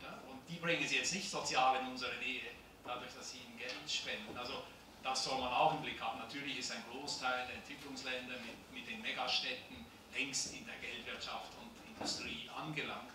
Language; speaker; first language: German; native; German